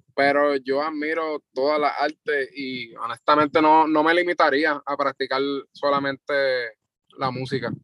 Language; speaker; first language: Spanish; native; Spanish